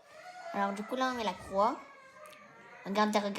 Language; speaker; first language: French; native; French